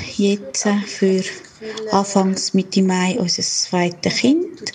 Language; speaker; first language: German; non-native, fluent; Spanish